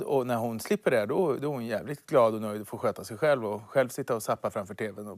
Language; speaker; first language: Swedish; native; Swedish